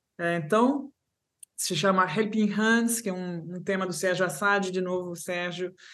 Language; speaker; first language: Portuguese; non-native, fluent; French